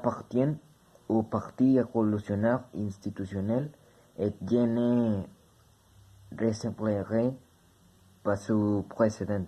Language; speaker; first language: French; non-native, learner; Spanish